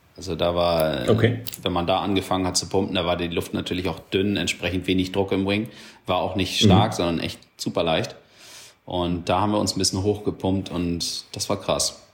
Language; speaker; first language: German; native; German